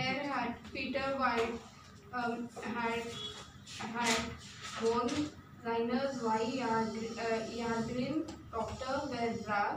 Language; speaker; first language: German; non-native, learner; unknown